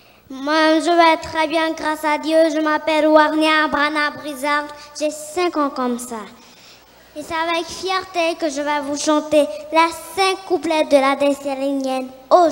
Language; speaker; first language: French; non-native, local second language; Haitian Creole